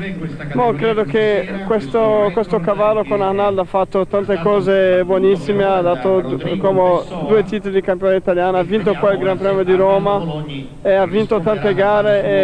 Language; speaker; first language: Italian; non-native, fluent; Portuguese